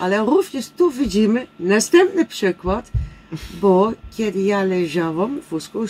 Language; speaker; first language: Polish; non-native, learner; Dutch